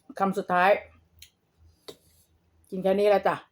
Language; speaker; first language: Thai; non-native, local second language; Lao